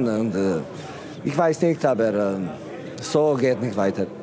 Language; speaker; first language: German; non-native, fluent; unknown